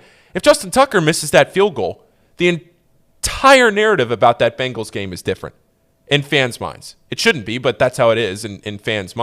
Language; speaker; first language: English; native; English